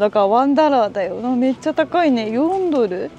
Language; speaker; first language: Japanese; native; Japanese